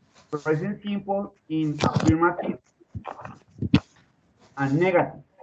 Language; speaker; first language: English; non-native, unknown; Spanish